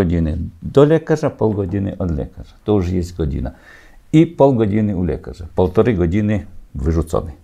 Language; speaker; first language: Polish; non-native, learner; Ukrainian